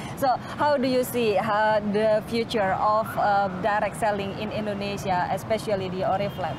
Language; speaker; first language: English; non-native, fluent; Indonesian